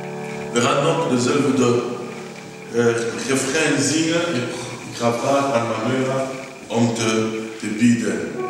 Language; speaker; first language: Dutch; non-native, learner; French